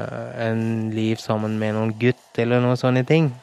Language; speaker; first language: Norwegian; non-native, learner; Urdu